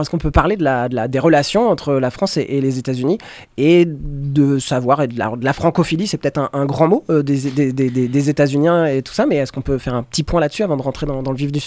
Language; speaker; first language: French; native; French